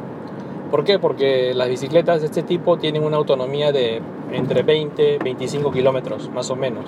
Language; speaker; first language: Spanish; native; Spanish